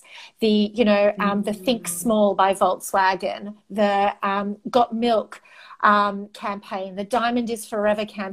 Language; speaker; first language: English; non-native, local second language; Greek